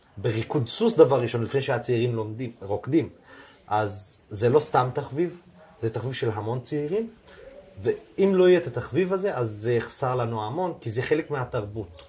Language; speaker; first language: Hebrew; non-native, local second language; Adyghe